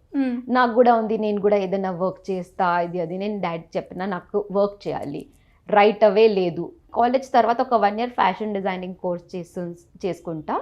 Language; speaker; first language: Telugu; non-native, local second language; Gujarati